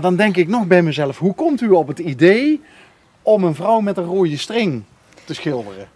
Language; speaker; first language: Dutch; native; Dutch